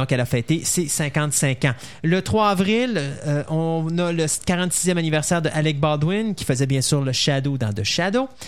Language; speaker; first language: French; native; French